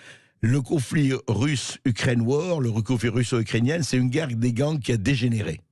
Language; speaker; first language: French; native; French